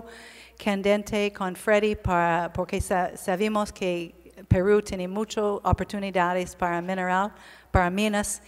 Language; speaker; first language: Spanish; non-native, learner; English